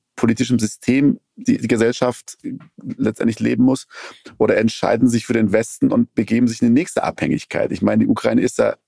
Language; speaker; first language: German; early bilingual, other home language; Persian